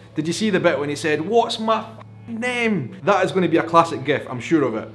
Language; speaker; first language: English; native; English